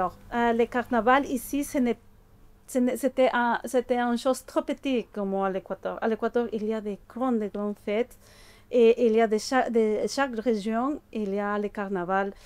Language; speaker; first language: French; non-native, fluent; Spanish